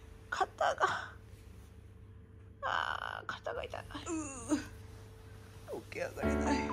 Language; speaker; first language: Japanese; native; Japanese